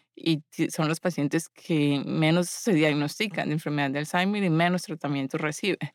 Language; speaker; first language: Spanish; native; Spanish